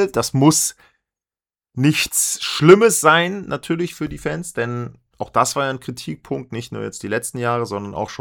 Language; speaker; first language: German; native; German